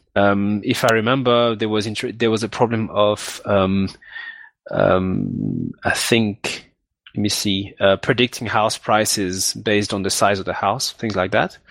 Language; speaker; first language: English; non-native, fluent; French